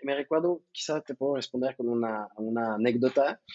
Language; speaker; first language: Spanish; non-native, fluent; French